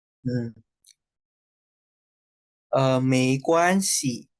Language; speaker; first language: Chinese; non-native, fluent; Indonesian